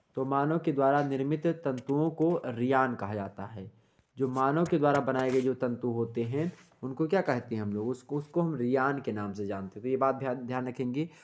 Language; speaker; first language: Hindi; native; Hindi